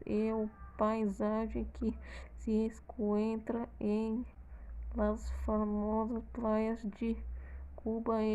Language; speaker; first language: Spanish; non-native, learner; Portuguese